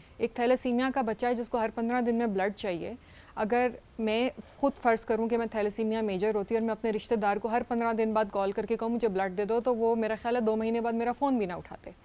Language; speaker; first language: Urdu; native; Urdu